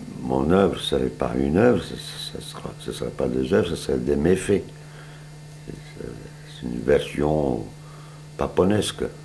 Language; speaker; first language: French; non-native, fluent; Serbian